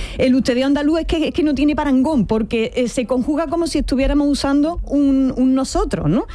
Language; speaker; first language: Spanish; native; Spanish